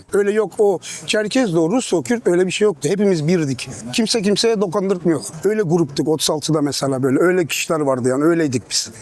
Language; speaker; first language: Turkish; early bilingual, heritage; Turkish